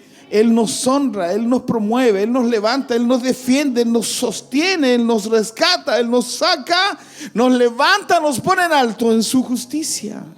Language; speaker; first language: Spanish; native; Spanish